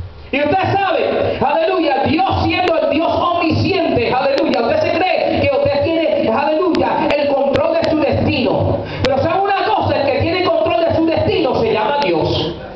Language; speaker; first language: Spanish; early bilingual, heritage; Spanish